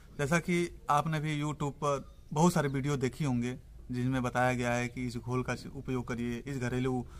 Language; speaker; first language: Hindi; native; Hindi